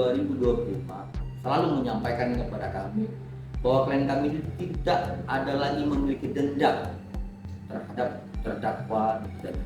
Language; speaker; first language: Indonesian; native; Indonesian